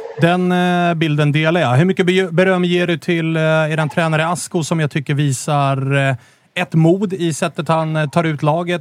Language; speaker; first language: Swedish; native; Swedish